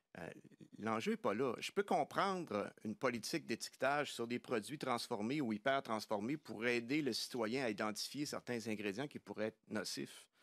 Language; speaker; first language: French; native; French